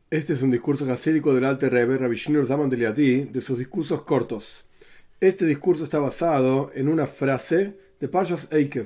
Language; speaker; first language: Spanish; native; Spanish